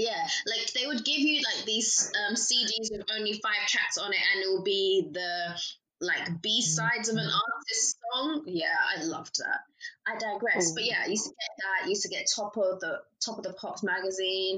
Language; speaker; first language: English; native; English